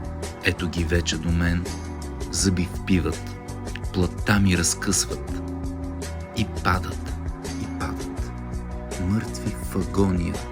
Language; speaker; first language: Bulgarian; native; Bulgarian